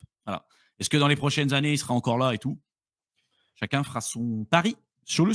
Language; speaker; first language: French; native; French